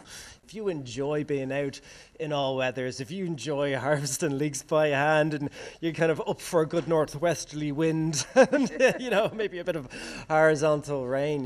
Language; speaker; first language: English; native; English